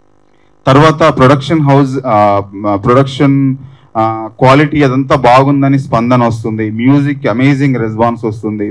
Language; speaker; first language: Telugu; native; Telugu